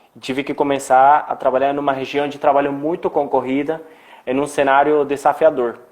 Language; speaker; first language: Portuguese; non-native, fluent; Spanish